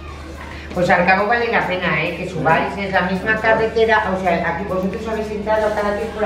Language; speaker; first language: Spanish; native; Spanish